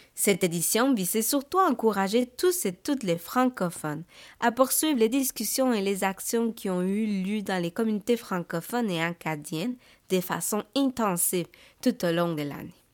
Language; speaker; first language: French; native; French